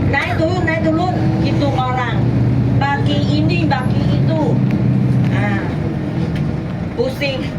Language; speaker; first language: Indonesian; non-native, learner; Thai